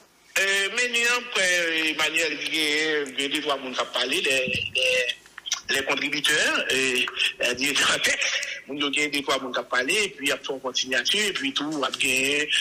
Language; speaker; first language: French; non-native, local second language; Haitian Creole